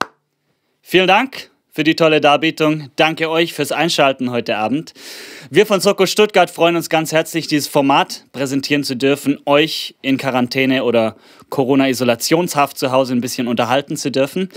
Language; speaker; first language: German; native; German